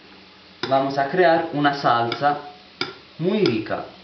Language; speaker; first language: Spanish; non-native, fluent; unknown